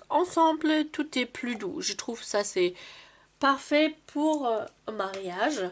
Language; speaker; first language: French; non-native, fluent; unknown